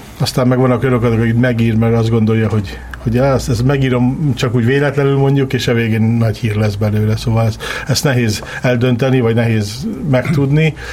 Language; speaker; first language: Hungarian; early bilingual, heritage; Hungarian